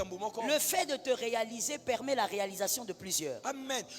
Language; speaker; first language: French; non-native, local second language; Lingala